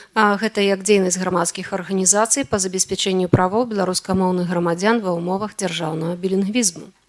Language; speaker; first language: Belarusian; native; Belarusian